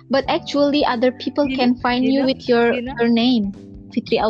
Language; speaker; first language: English; non-native, learner; Indonesian